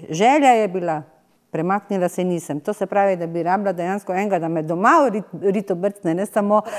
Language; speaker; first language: Slovenian; native; Slovenian